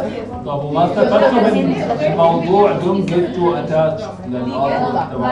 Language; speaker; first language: Arabic; native; Arabic